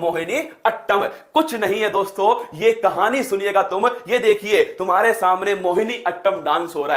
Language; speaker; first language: Hindi; native; Hindi